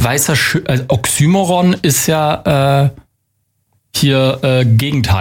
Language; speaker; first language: German; native; German